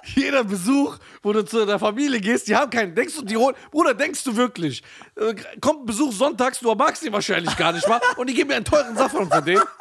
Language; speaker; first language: German; early bilingual, heritage; Persian